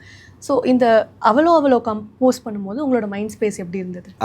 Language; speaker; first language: Tamil; native; Tamil